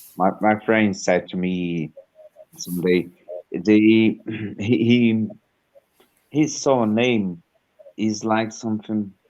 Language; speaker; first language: English; non-native, learner; Portuguese